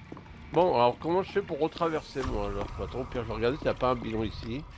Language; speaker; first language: French; native; French